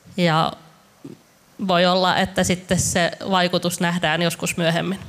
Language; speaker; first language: Finnish; native; Finnish